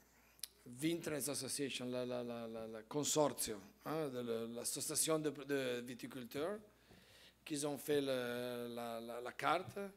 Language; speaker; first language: French; non-native, fluent; Italian